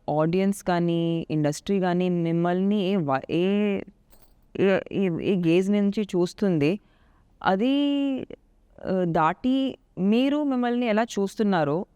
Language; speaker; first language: Telugu; non-native, local second language; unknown